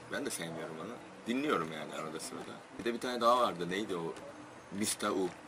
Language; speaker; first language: Turkish; non-native, fluent; Korean